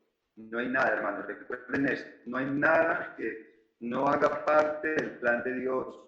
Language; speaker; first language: Spanish; native; Spanish